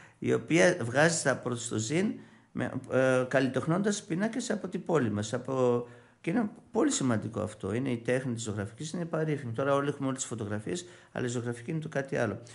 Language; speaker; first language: Greek; native; Greek